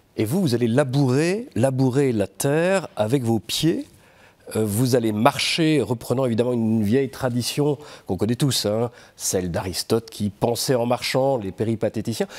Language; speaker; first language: French; native; French